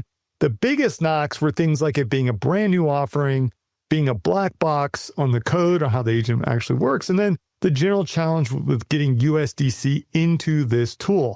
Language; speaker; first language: English; native; English